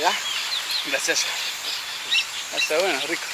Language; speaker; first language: Spanish; non-native, fluent; French